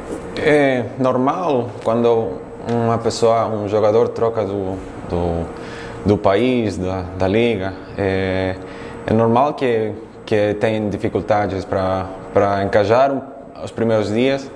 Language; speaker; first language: Portuguese; non-native, fluent; Spanish